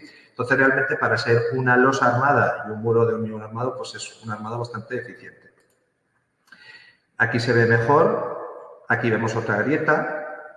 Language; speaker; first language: Spanish; native; Spanish